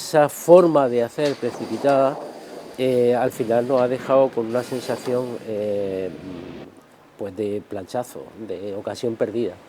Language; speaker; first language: Spanish; native; Spanish